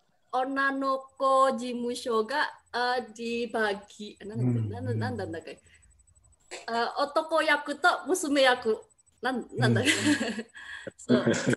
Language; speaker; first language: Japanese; non-native, learner; Indonesian